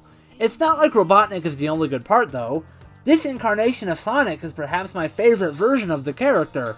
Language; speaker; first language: English; native; English